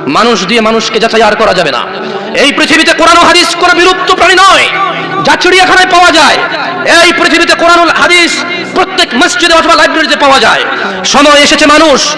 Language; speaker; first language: Bangla; early bilingual, heritage; Bangla